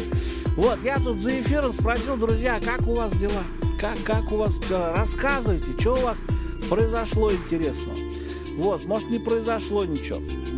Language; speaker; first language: Russian; native; Russian